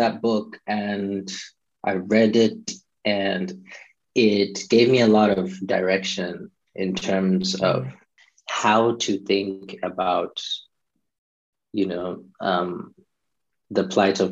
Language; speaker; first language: English; non-native, local second language; Shona